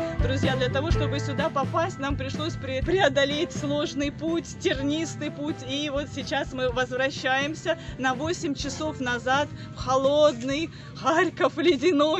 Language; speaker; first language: Russian; native; Russian